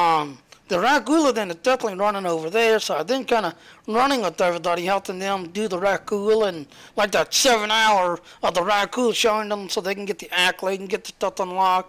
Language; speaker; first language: English; native; English